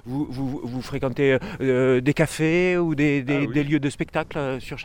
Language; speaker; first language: French; native; French